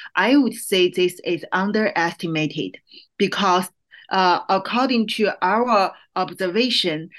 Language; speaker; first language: English; non-native, fluent; Chinese